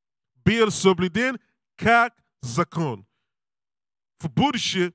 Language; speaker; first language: Russian; non-native, learner; English